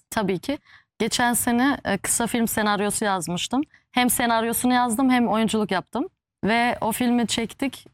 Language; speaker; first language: Turkish; early bilingual, heritage; Turkish